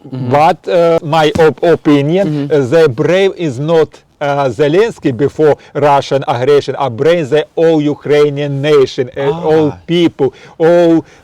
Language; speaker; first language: English; non-native, learner; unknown